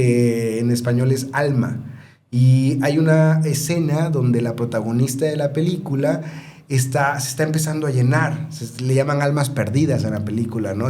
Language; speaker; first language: Spanish; native; Spanish